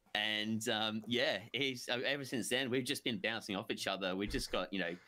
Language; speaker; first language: English; native; English